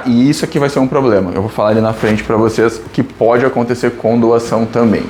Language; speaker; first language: Portuguese; native; Portuguese